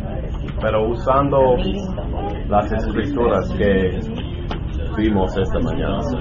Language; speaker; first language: Spanish; non-native, learner; English